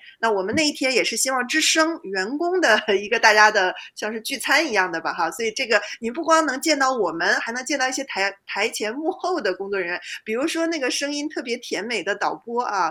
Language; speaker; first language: Chinese; native; Chinese